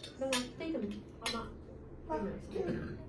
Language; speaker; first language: Turkish; non-native, fluent; Kyrgyz